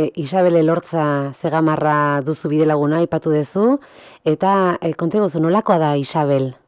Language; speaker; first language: Basque; native; Basque